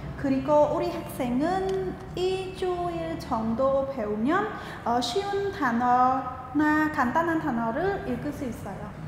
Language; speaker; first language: Korean; non-native, fluent; Khmer